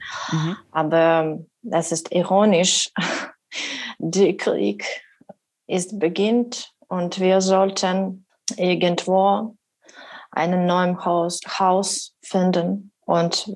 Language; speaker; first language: German; non-native, learner; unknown